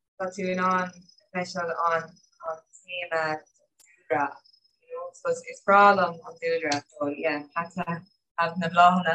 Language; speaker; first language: Irish; non-native, local second language; English